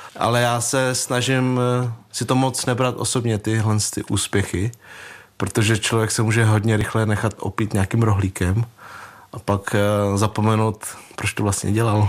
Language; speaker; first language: Czech; early bilingual, other home language; Vietnamese